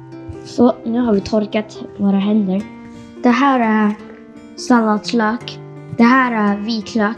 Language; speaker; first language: Swedish; non-native, fluent; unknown